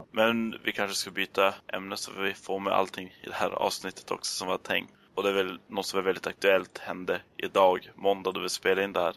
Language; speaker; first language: Swedish; native; Swedish